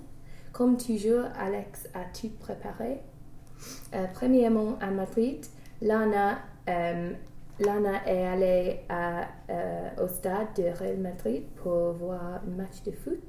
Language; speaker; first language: French; non-native, learner; English